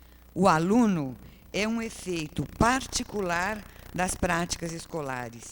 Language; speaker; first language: Portuguese; native; Portuguese